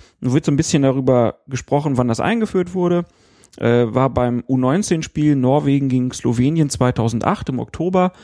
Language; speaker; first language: German; native; German